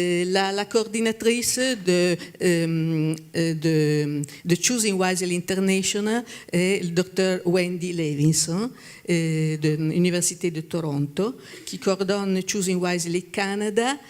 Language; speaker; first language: French; non-native, fluent; Italian